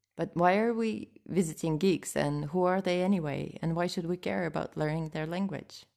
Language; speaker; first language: English; non-native, fluent; Russian